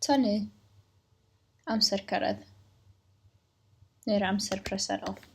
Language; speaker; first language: Welsh; native; Welsh